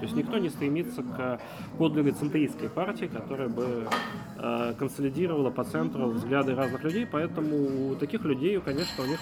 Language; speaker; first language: Russian; native; Russian